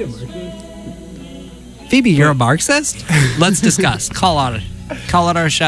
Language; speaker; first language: English; native; English